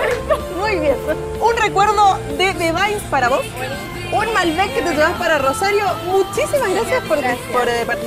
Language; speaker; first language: Spanish; native; Spanish